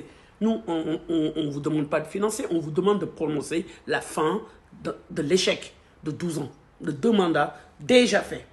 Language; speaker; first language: French; non-native, local second language; Wolof